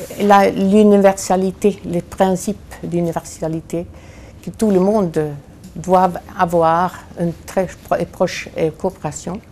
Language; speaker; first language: French; non-native, fluent; Swedish